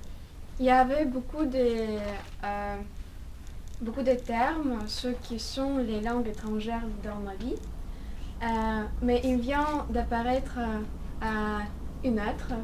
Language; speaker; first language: French; non-native, fluent; Russian